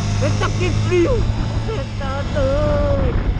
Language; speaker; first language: Portuguese; native; Portuguese